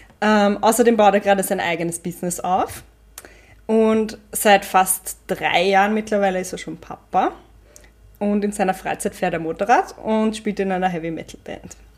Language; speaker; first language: German; native; German